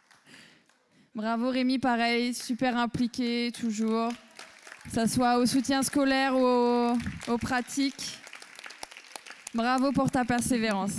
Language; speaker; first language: French; native; French